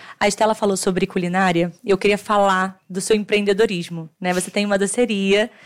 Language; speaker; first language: Portuguese; native; Portuguese